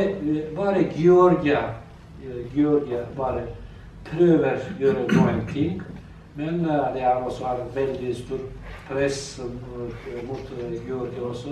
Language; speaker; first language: Norwegian; non-native, learner; Azerbaijani